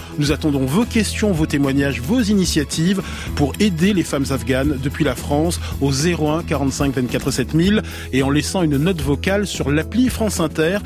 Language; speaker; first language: French; native; French